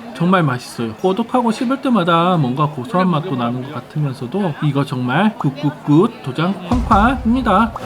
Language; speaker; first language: Korean; native; Korean